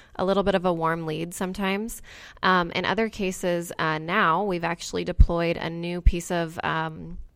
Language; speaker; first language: English; native; English